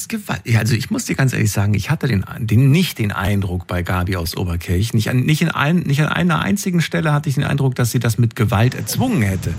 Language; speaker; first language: German; native; German